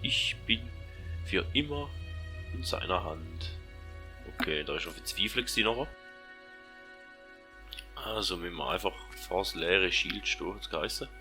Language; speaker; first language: German; native; German